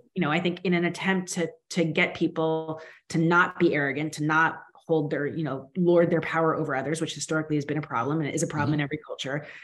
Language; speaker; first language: English; native; English